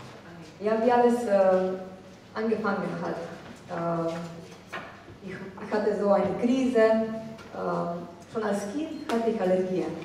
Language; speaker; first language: German; non-native, fluent; Slovenian